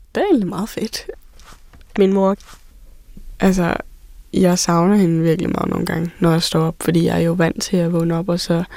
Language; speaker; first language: Danish; early bilingual, other home language; Thai